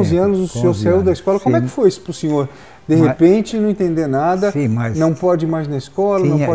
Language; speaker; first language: Portuguese; native; Portuguese